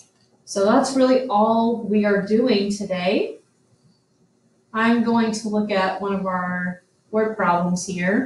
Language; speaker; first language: English; native; English